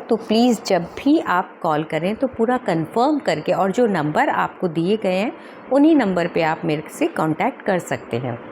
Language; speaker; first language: Hindi; native; Hindi